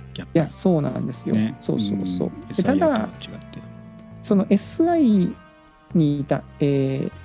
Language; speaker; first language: Japanese; native; Japanese